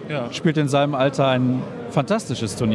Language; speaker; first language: German; native; German